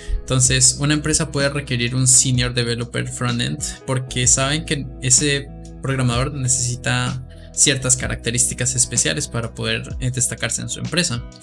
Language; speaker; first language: Spanish; native; Spanish